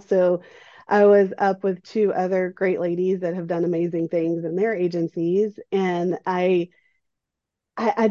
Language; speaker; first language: English; native; English